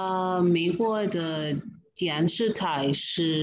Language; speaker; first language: Chinese; non-native, learner; English